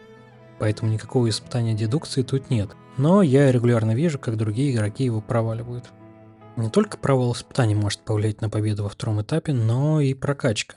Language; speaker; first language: Russian; native; Russian